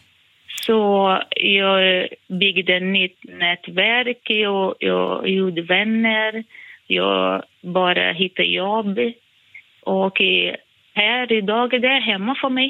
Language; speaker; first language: Swedish; non-native, fluent; Portuguese